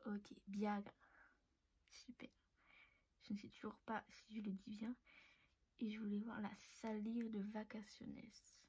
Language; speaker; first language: French; native; French